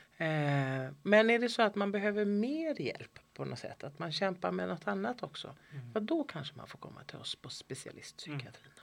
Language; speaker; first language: Swedish; native; Swedish